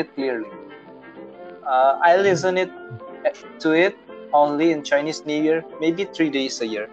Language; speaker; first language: English; non-native, fluent; Indonesian